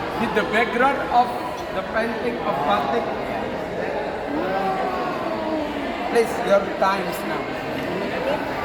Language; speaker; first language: English; non-native, learner; Indonesian